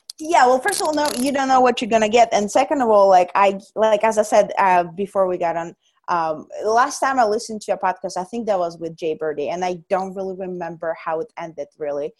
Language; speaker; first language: English; non-native, fluent; Russian